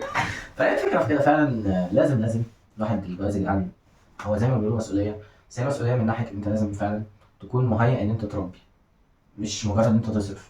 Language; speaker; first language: Arabic; native; Arabic